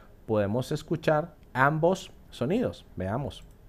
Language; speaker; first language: Spanish; native; Spanish